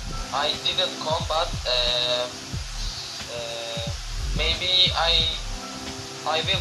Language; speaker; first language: English; non-native, learner; Turkish